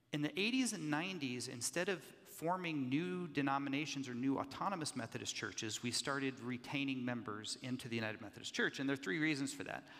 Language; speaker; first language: English; native; English